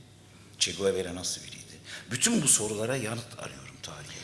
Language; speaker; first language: Turkish; native; Turkish